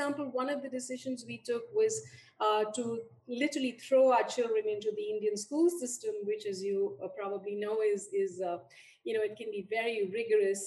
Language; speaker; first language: English; non-native, local second language; Hindi